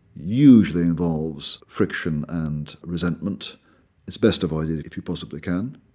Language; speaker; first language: English; native; English